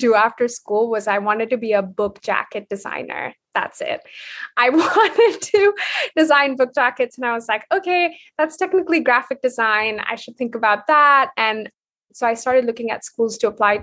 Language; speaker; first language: English; non-native, local second language; Hindi